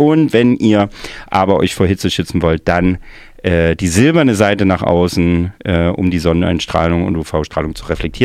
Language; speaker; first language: German; native; German